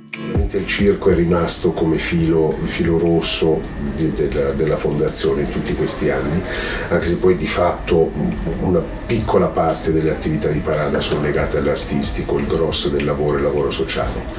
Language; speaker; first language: Italian; native; Italian